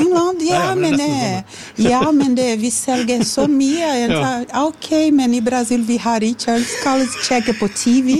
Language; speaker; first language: Norwegian; non-native, learner; Portuguese